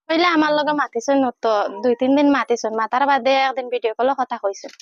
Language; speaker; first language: Bangla; native; Bangla